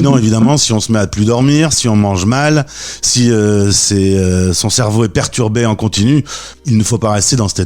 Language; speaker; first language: French; native; French